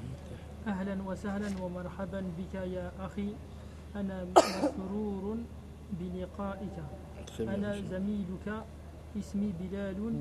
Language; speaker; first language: Arabic; non-native, learner; French